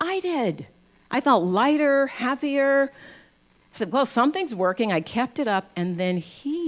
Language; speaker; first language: English; native; English